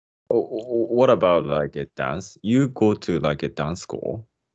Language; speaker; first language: English; non-native, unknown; Japanese